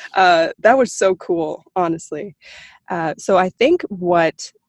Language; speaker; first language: English; native; English